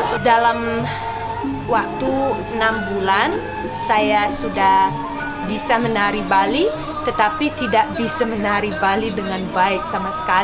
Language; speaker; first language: Indonesian; non-native, fluent; English